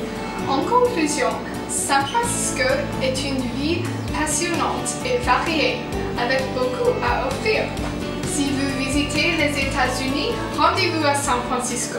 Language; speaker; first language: French; non-native, learner; English